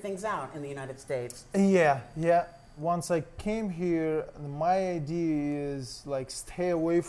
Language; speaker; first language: English; non-native, learner; Russian